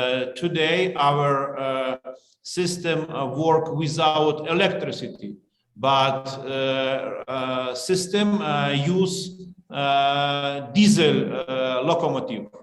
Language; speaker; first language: English; non-native, learner; Ukrainian